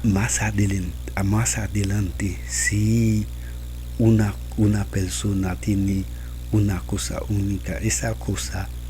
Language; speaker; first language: Spanish; non-native, learner; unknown